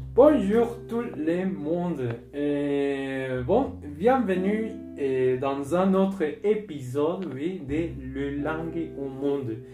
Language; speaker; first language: French; non-native, fluent; Spanish